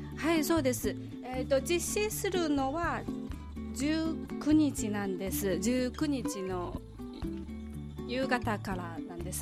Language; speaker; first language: Japanese; non-native, fluent; Chinese